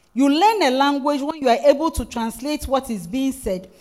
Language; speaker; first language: English; non-native, local second language; Akan